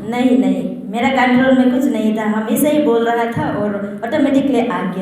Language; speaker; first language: Hindi; non-native, local second language; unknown